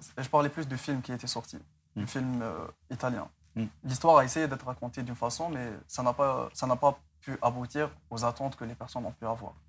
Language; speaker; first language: French; non-native, local second language; Arabic